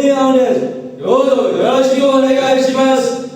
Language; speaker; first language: Japanese; non-native, learner; Burmese